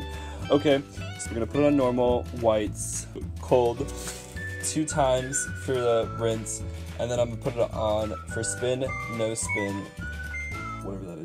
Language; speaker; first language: English; native; English